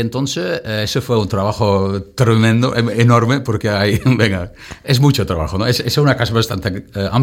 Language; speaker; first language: Spanish; non-native, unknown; Dutch